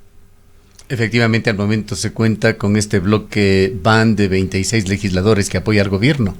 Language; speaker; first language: Spanish; native; Spanish